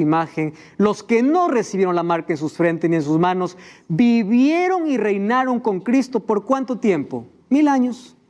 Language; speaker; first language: Spanish; native; Spanish